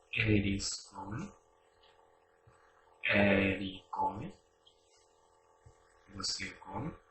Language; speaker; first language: Portuguese; non-native, learner; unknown